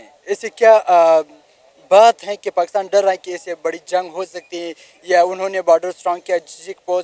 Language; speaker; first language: Hindi; non-native, local second language; Pashto